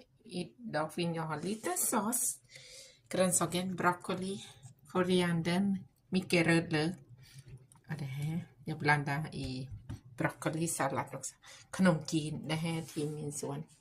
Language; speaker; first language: Swedish; non-native, learner; Thai